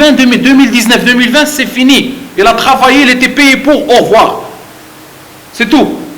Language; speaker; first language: French; non-native, fluent; Arabic